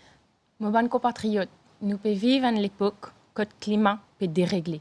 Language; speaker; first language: French; non-native, local second language; Morisyen